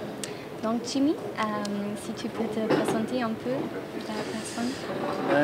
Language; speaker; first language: French; non-native, fluent; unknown